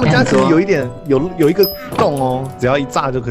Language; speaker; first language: Chinese; native; Chinese